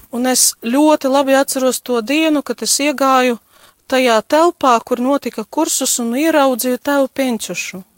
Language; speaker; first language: Latvian; non-native, local second language; Russian